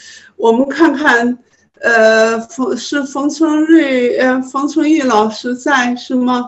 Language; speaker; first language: Chinese; native; Chinese